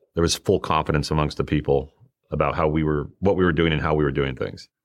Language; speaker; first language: English; native; English